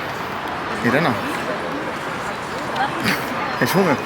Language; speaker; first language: German; non-native, local second language; Croatian